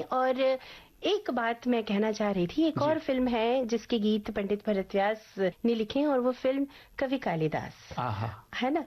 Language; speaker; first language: Hindi; native; Hindi